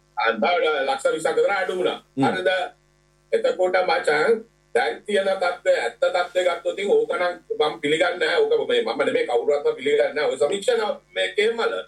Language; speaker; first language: Sinhala; native; Sinhala